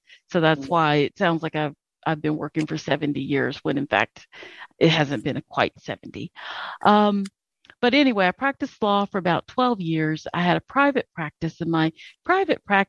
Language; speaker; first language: English; native; English